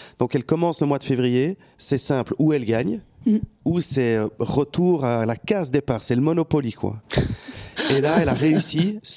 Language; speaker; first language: French; native; French